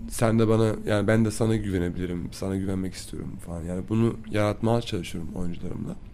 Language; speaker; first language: Turkish; early bilingual, other home language; German